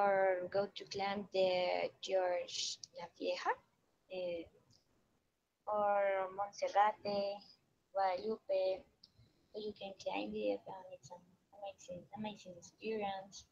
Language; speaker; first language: English; non-native, learner; Spanish